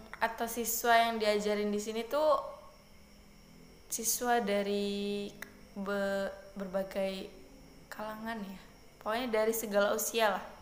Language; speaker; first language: Indonesian; non-native, local second language; Javanese